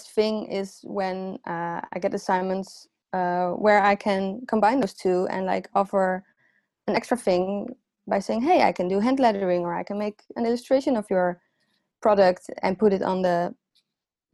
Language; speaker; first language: English; non-native, fluent; Dutch